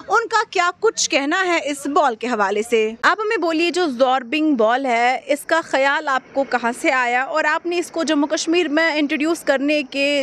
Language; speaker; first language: Hindi; non-native, local second language; Kashmiri